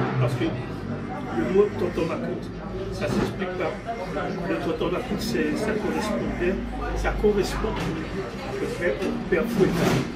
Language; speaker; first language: French; non-native, local second language; Haitian Creole